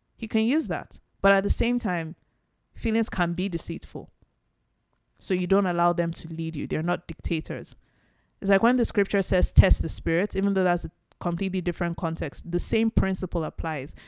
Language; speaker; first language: English; non-native, local second language; Yoruba